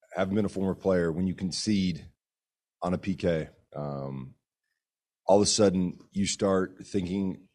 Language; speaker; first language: English; early bilingual, other home language; Spanish